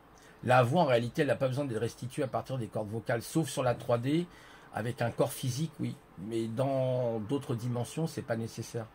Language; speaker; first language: French; native; French